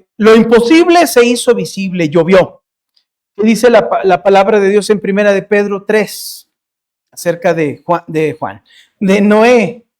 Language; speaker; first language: Spanish; early bilingual, heritage; Spanish